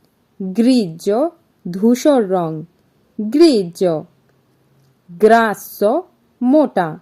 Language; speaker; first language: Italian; non-native, fluent; Bangla